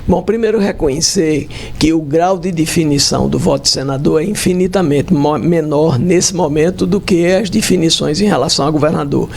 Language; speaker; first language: Portuguese; native; Portuguese